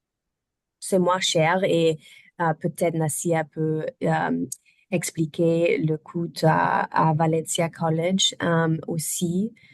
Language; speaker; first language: French; non-native, learner; German